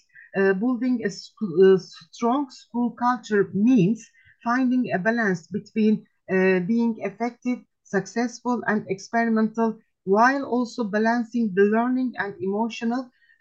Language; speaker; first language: English; non-native, fluent; Turkish